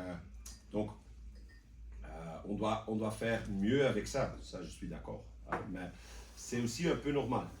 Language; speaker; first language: French; non-native, local second language; Dutch